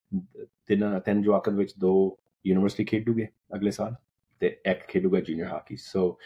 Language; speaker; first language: Punjabi; early bilingual, heritage; Punjabi